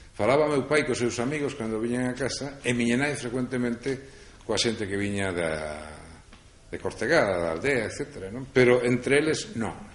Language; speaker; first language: Galician; non-native, local second language; Spanish